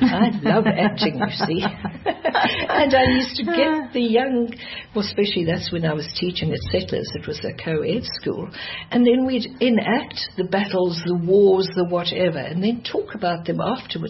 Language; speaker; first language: English; early bilingual, other home language; Dutch